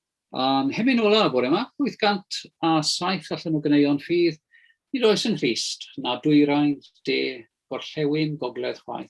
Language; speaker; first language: Welsh; native; Welsh